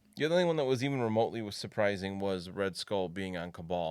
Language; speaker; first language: English; native; English